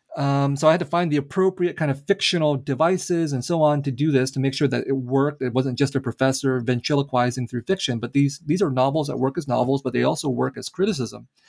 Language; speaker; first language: English; early bilingual, other home language; Vietnamese